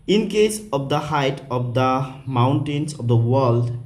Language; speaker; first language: English; non-native, local second language; Assamese